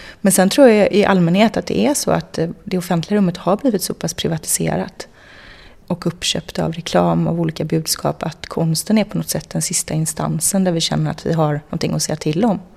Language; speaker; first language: Swedish; native; Swedish